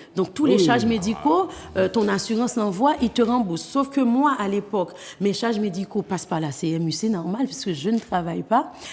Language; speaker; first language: French; non-native, local second language; Haitian Creole